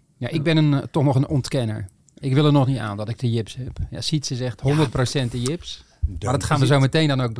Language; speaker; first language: Dutch; native; Dutch